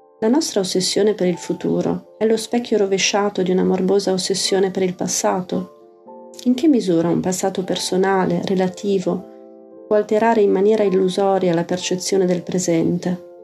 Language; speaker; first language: Italian; native; Italian